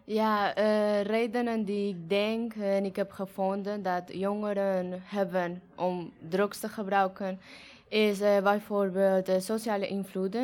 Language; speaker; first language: Dutch; non-native, learner; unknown